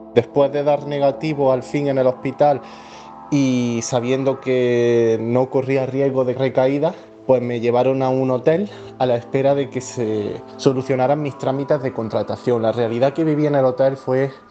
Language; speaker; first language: Spanish; native; Spanish